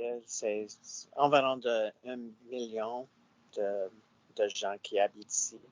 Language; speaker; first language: French; non-native, learner; English